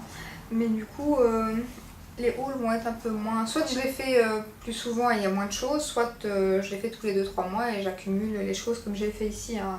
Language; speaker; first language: French; native; French